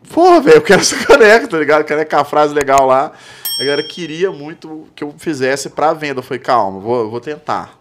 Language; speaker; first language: Portuguese; native; Portuguese